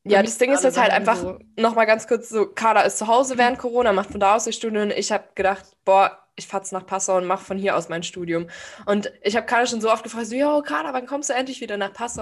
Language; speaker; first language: German; native; German